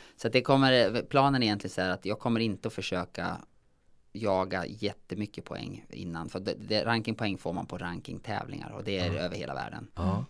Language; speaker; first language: Swedish; native; Swedish